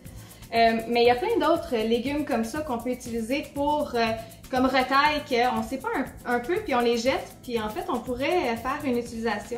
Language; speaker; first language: French; native; French